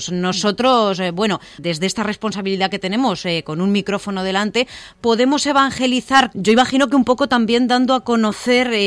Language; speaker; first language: Spanish; native; Spanish